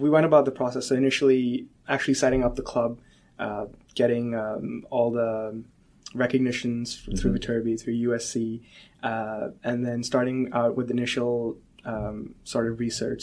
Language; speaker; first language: English; non-native, local second language; Hindi